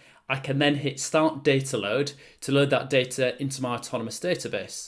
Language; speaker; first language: English; native; English